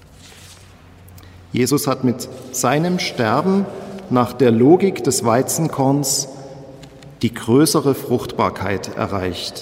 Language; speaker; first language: German; native; German